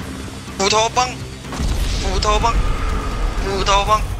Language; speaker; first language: Chinese; native; Chinese